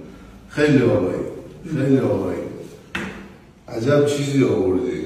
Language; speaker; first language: Persian; native; Persian